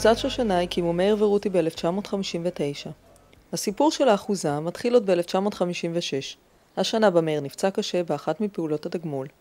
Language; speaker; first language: Hebrew; native; Hebrew